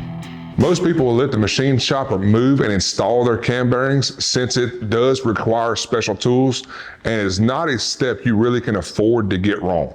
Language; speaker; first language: English; native; English